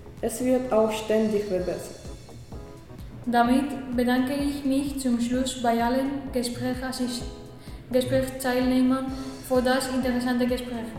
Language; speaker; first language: German; non-native, learner; Spanish